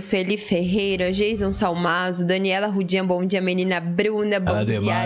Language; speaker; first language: Portuguese; native; Portuguese